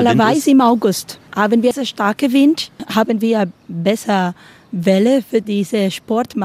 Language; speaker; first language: German; non-native, learner; Spanish